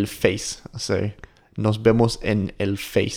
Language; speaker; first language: Spanish; non-native, fluent; English